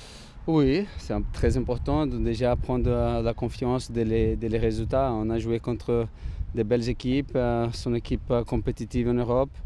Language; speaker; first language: French; non-native, fluent; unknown